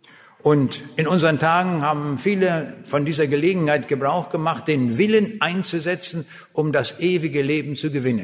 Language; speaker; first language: German; native; German